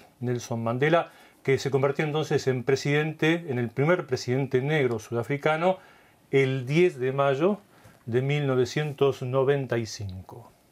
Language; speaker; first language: Spanish; native; Spanish